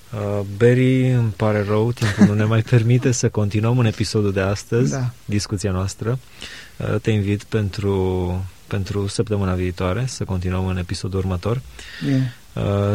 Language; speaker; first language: Romanian; native; Romanian